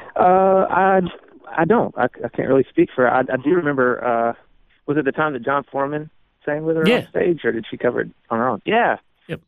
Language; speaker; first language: English; native; English